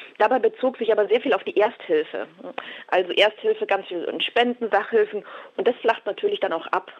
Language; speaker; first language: German; native; German